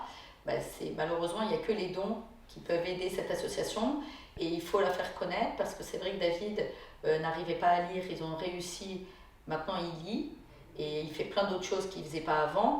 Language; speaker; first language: French; native; French